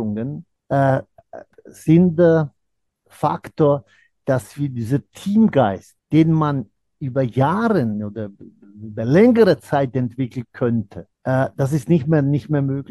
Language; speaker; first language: German; non-native, fluent; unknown